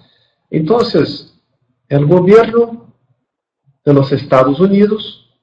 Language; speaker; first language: Spanish; non-native, fluent; Portuguese